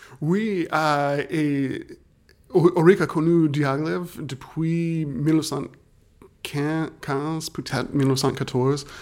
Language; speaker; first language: French; non-native, fluent; English